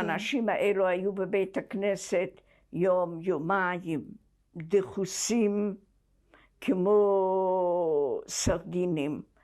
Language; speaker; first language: Hebrew; non-native, fluent; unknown